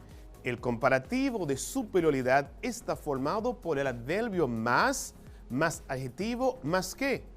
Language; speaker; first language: Spanish; non-native, fluent; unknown